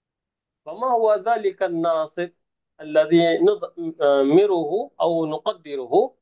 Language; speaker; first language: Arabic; non-native, fluent; Malay